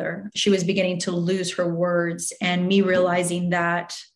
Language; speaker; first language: English; native; English